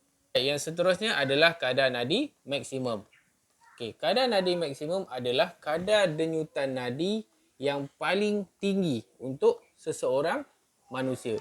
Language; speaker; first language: Malay; native; Malay